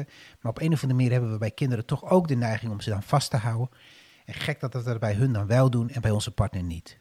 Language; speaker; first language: Dutch; native; Dutch